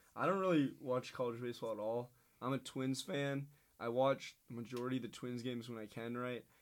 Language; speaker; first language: English; native; English